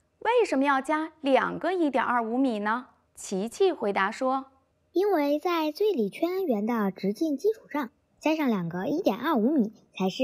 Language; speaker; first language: Chinese; native; Chinese